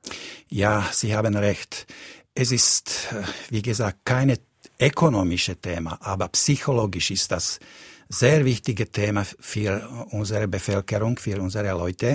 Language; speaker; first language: German; non-native, fluent; Slovak